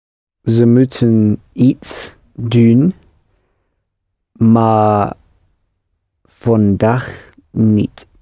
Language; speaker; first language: Dutch; non-native, learner; English